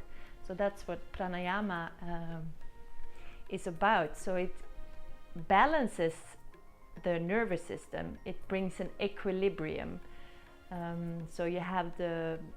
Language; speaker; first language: English; non-native, fluent; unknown